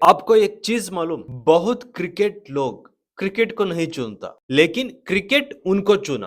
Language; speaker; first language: Hindi; non-native, local second language; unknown